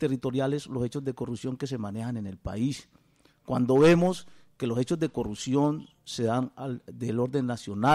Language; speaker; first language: Spanish; native; Spanish